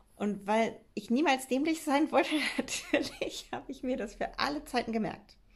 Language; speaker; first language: German; native; German